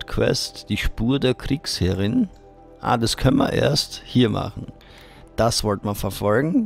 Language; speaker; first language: German; native; German